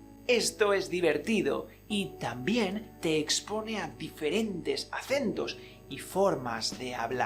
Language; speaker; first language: Spanish; native; Spanish